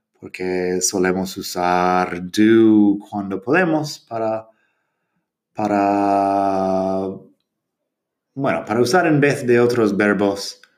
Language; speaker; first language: Spanish; non-native, fluent; English